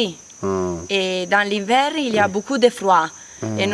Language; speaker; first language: French; non-native, learner; Italian